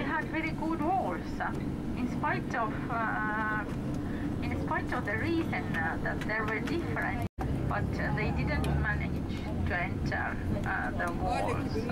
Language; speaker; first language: English; non-native, fluent; Estonian